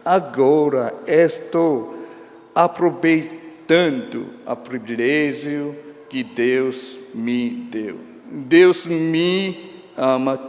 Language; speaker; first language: Portuguese; non-native, fluent; Korean